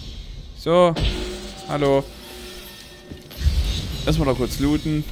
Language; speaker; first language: German; native; German